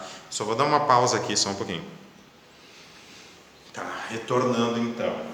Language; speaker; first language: Portuguese; native; Portuguese